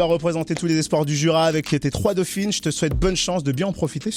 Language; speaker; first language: French; native; French